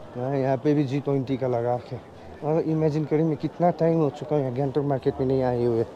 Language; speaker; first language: Hindi; non-native, local second language; Nepali